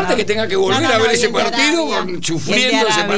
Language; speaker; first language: Spanish; native; Spanish